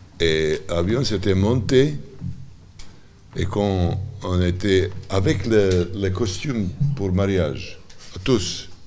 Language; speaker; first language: French; non-native, learner; Serbian